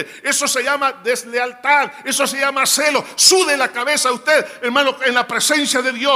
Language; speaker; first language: Spanish; native; Spanish